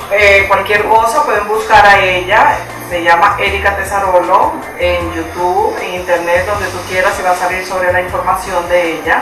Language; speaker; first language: Spanish; native; Spanish